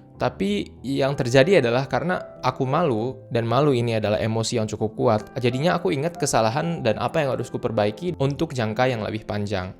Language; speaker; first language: Indonesian; native; Indonesian